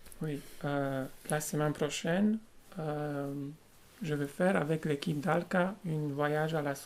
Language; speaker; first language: French; non-native, fluent; Romanian